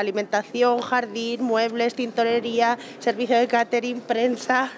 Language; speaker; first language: Spanish; native; Spanish